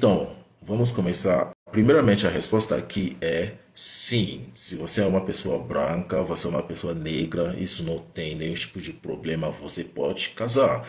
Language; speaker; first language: Portuguese; non-native, fluent; Igbo